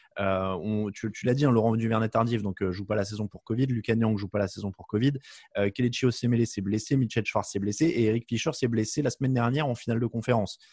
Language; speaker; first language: French; native; French